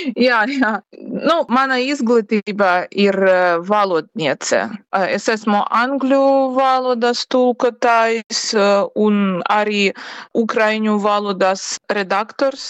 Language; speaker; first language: Latvian; non-native, learner; Ukrainian